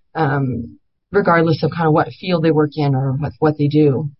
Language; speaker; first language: English; native; English